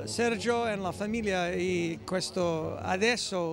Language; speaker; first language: Italian; non-native, learner; English